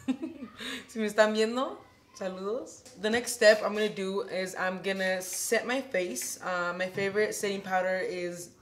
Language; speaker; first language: English; early bilingual, other home language; Spanish